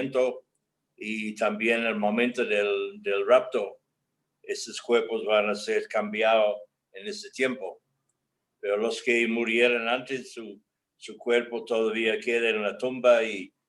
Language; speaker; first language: Spanish; non-native, fluent; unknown